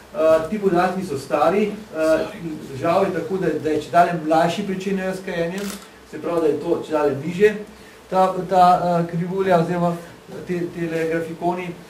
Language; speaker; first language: Slovenian; native; Slovenian